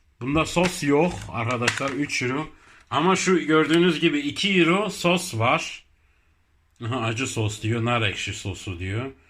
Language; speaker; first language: Turkish; early bilingual, heritage; Turkish